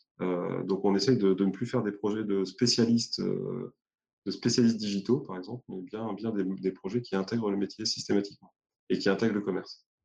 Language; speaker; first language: French; native; French